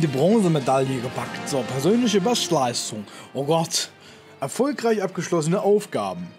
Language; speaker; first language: German; native; German